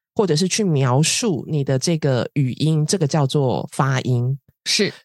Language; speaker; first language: Chinese; native; Chinese